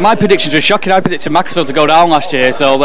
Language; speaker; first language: English; native; English